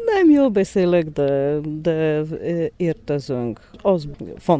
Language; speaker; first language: Hungarian; non-native, learner; Polish